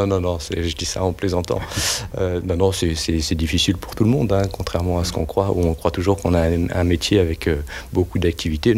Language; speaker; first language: French; native; French